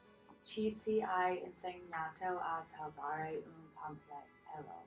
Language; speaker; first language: Italian; non-native, learner; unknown